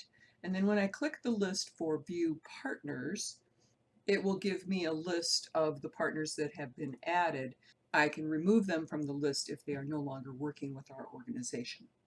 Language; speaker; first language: English; native; English